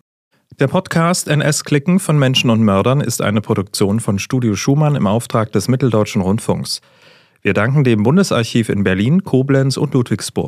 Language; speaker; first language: German; native; German